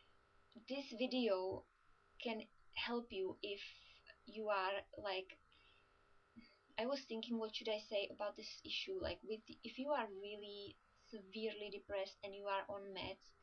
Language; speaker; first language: English; non-native, fluent; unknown